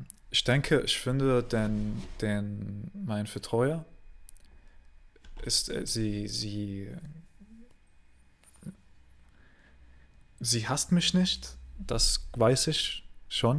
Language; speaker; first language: German; non-native, learner; Arabic